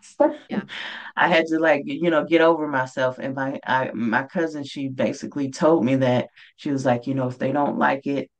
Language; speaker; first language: English; native; English